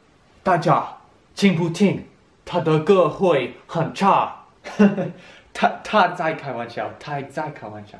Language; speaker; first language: Chinese; non-native, learner; English